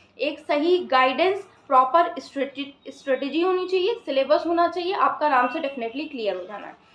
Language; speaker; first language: Hindi; native; Hindi